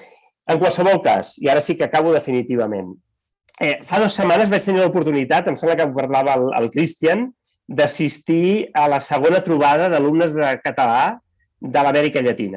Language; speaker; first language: Catalan; native; Catalan